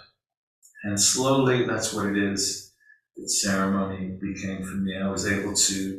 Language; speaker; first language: English; native; English